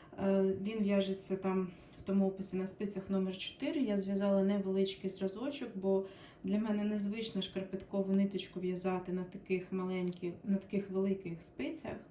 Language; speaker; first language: Ukrainian; non-native, local second language; Russian